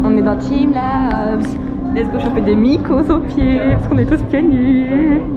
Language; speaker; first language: French; native; French